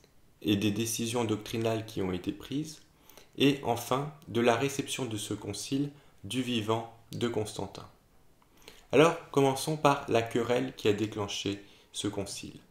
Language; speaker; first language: French; native; French